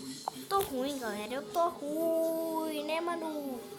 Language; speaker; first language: Portuguese; native; Portuguese